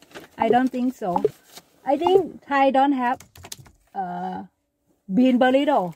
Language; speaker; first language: English; non-native, learner; Thai